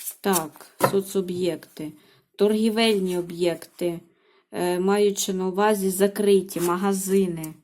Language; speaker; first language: Ukrainian; native; Ukrainian